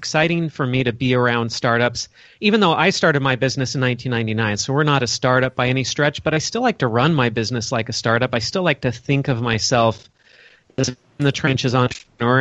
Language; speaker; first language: English; native; English